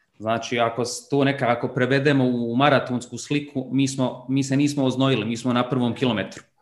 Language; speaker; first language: Croatian; early bilingual, heritage; Bosnian